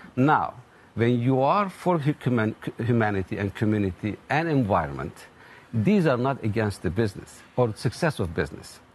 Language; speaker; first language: English; non-native, fluent; Turkish